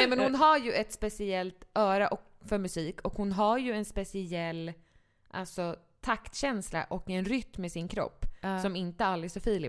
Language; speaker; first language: Swedish; native; Swedish